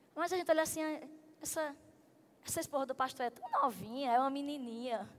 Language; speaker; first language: Portuguese; native; Portuguese